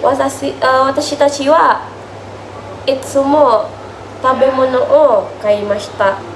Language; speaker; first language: Japanese; non-native, learner; Indonesian